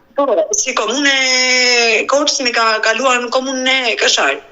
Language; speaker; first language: Albanian; native; Albanian